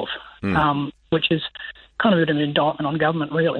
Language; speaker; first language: English; native; English